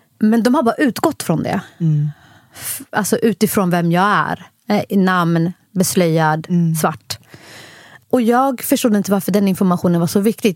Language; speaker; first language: Swedish; early bilingual, other home language; Somali